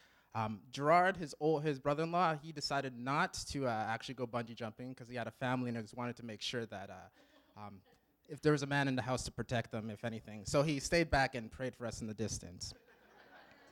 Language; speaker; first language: English; native; English